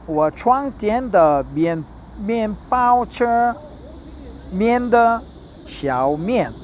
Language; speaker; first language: Chinese; non-native, learner; Korean